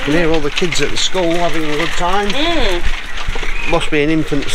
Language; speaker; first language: English; native; English